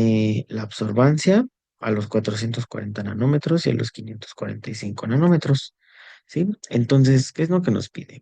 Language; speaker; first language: Spanish; native; Spanish